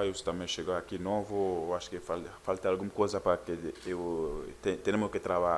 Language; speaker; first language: Portuguese; non-native, learner; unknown